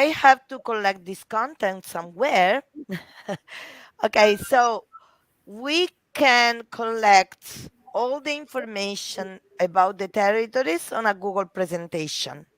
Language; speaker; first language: English; non-native, fluent; Italian